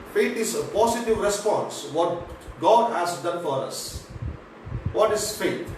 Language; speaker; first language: English; non-native, local second language; Tamil